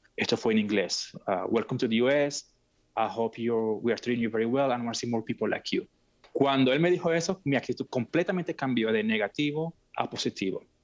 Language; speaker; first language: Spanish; native; Spanish